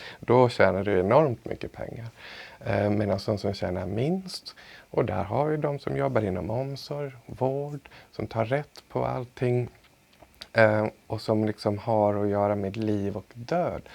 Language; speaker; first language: Swedish; native; Swedish